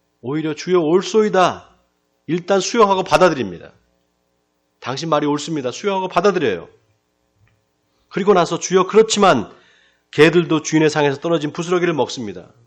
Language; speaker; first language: Korean; native; Korean